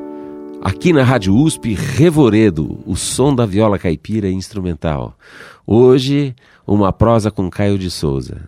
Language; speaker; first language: Portuguese; native; Portuguese